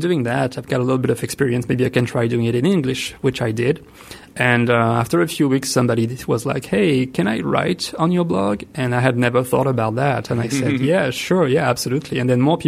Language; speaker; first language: English; non-native, fluent; French